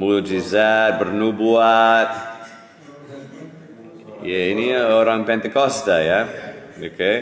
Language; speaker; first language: Indonesian; non-native, fluent; English